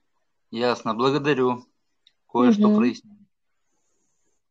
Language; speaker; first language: Russian; native; Russian